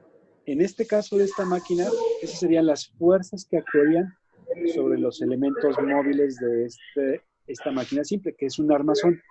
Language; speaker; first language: Spanish; native; Spanish